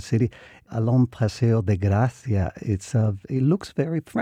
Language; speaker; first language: English; non-native, fluent; Spanish